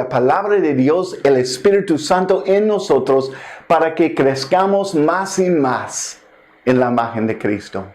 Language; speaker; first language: Spanish; non-native, fluent; English